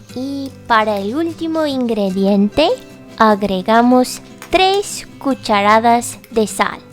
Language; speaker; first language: Spanish; non-native, fluent; English